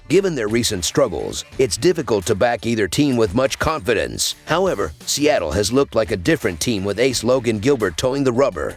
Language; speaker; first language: English; native; English